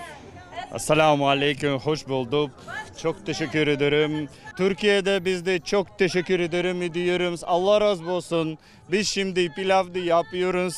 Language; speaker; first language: Turkish; non-native, learner; Uyghur